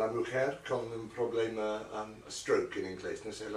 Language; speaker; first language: Spanish; non-native, learner; English